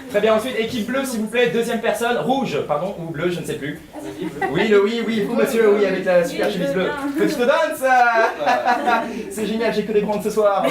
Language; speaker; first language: French; native; French